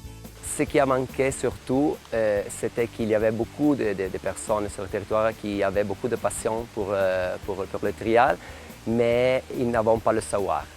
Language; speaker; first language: French; non-native, local second language; Italian